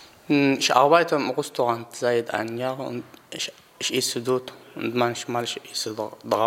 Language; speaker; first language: German; non-native, learner; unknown